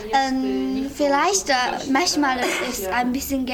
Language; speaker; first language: German; non-native, learner; Chinese